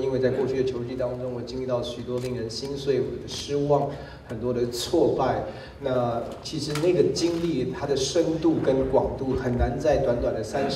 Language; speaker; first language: Chinese; native; Chinese